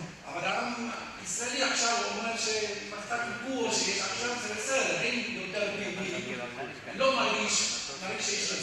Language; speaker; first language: Hebrew; non-native, fluent; Spanish